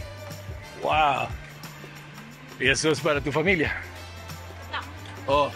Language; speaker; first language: Spanish; non-native, fluent; English